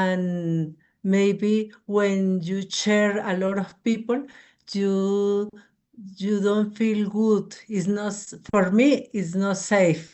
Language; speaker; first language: English; non-native, learner; Spanish